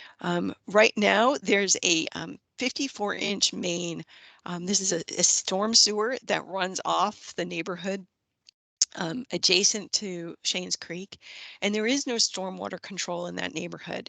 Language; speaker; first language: English; native; English